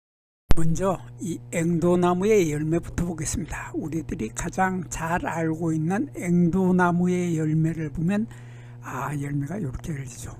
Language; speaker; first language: Korean; native; Korean